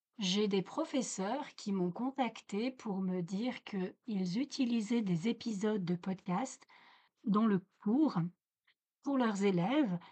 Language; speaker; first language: French; native; French